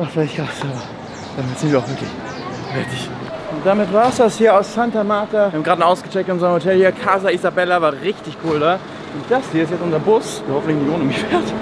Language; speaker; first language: German; native; German